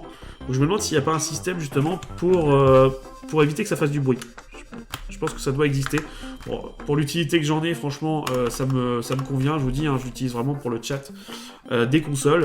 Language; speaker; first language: French; native; French